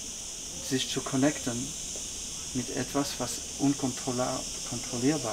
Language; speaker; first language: German; non-native, fluent; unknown